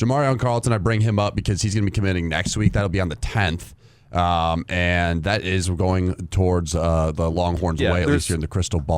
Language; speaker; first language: English; native; English